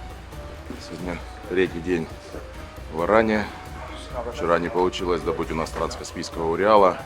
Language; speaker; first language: Russian; native; Russian